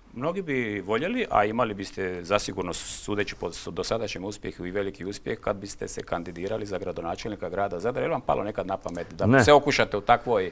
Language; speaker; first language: Croatian; native; Croatian